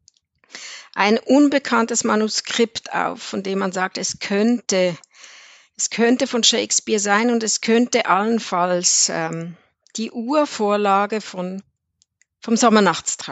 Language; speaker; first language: German; native; German